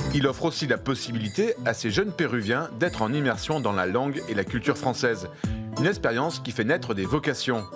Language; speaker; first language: French; native; French